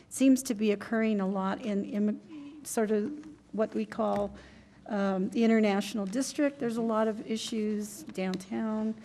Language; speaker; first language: English; native; English